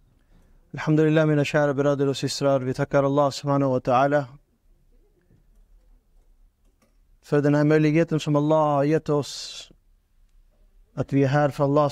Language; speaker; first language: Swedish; non-native, fluent; Urdu